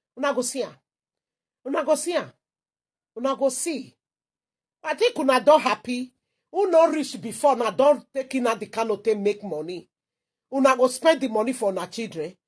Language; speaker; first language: Nigerian Pidgin; non-native, local second language; Igbo